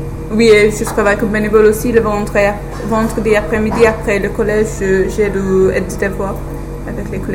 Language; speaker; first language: French; non-native, learner; English